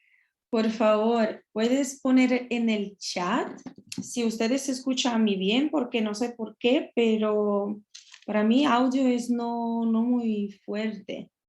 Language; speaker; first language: Spanish; non-native, learner; Russian